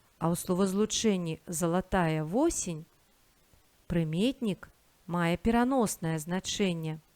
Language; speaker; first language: Belarusian; native; Belarusian